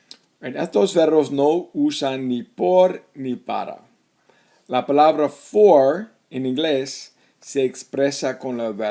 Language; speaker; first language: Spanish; non-native, fluent; English